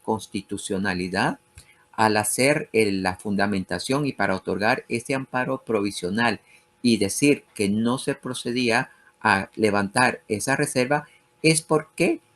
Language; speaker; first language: Spanish; native; Spanish